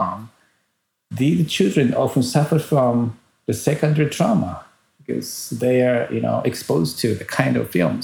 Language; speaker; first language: English; non-native, fluent; Japanese